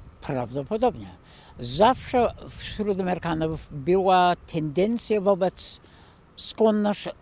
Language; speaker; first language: Polish; non-native, fluent; English